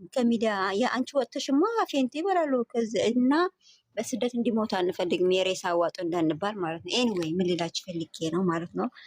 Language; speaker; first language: Amharic; non-native, local second language; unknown